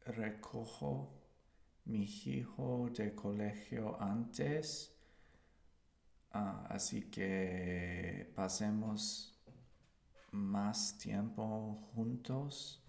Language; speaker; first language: Spanish; non-native, learner; English